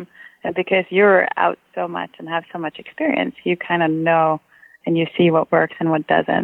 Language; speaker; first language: English; non-native, fluent; Swedish